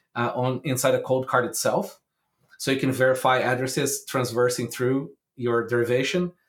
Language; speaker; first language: English; non-native, fluent; Portuguese